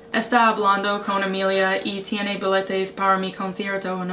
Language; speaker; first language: Spanish; non-native, learner; English